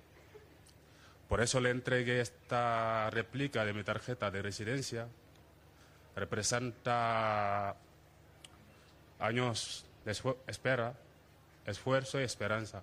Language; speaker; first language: Spanish; non-native, fluent; Wolof